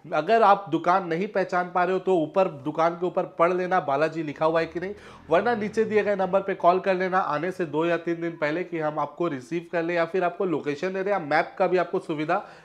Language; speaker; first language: Hindi; native; Hindi